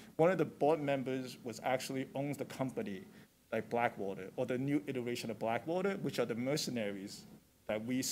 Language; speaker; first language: English; non-native, local second language; Cantonese